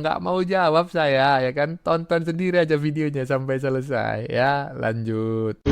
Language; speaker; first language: Indonesian; native; Indonesian